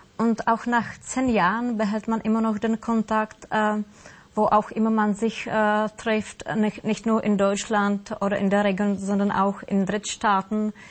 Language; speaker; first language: German; non-native, fluent; Czech